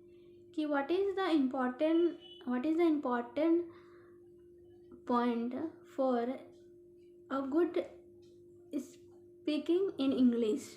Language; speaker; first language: English; non-native, learner; Hindi